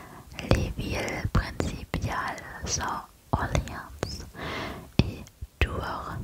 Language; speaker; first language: French; non-native, learner; German